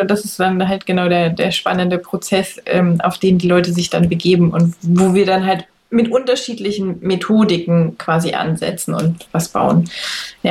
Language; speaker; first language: German; native; German